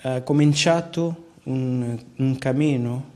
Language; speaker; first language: Italian; non-native, learner; Portuguese